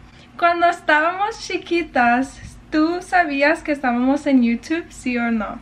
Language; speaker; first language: Spanish; early bilingual, heritage; English